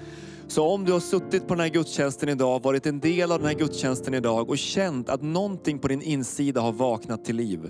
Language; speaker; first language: Swedish; native; Swedish